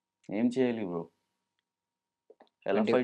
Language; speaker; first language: Telugu; non-native, local second language; Urdu